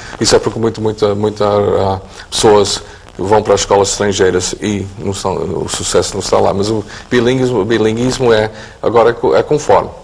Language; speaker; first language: Portuguese; early bilingual, heritage; English